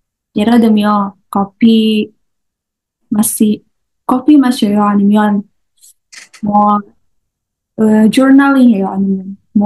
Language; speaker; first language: Korean; non-native, learner; Indonesian